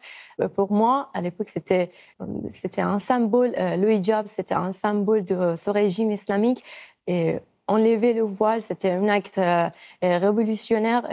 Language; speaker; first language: French; non-native, fluent; Persian